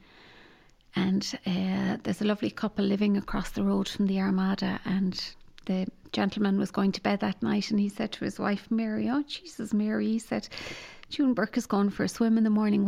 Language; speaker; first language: English; native; English